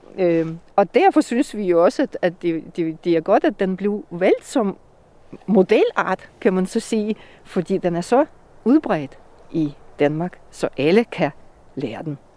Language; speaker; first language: Danish; non-native, fluent; Russian